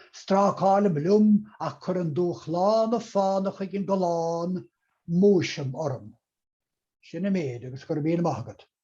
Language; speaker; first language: Irish; native; Irish